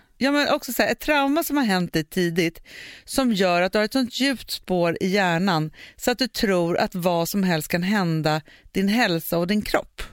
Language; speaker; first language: Swedish; native; Swedish